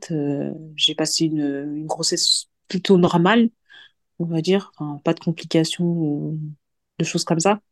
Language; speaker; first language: French; early bilingual, other home language; Mandingo